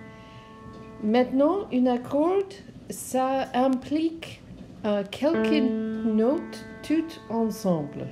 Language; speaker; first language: French; non-native, learner; English